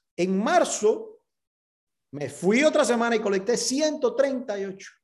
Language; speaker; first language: Spanish; native; Spanish